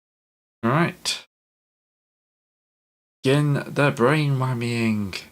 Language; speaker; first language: English; native; English